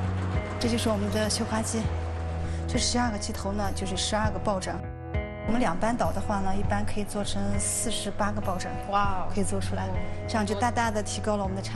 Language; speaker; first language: Chinese; native; Chinese